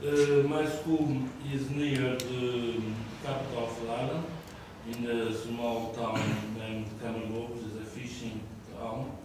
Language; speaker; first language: English; non-native, learner; Portuguese